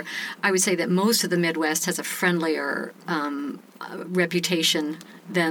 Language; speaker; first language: English; native; English